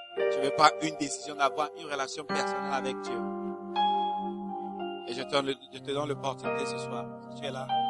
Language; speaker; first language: French; non-native, fluent; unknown